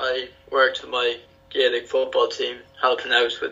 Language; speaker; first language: English; native; English